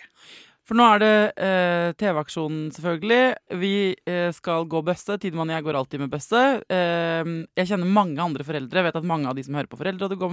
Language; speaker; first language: Norwegian; native; Norwegian